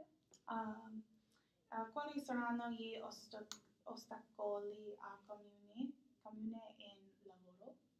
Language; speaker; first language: Italian; non-native, learner; English